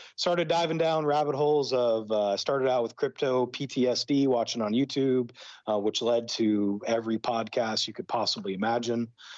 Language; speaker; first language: English; native; English